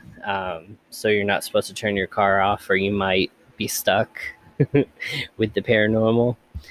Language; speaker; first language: English; native; English